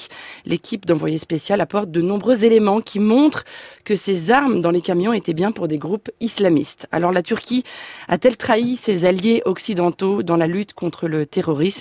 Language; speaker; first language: French; native; French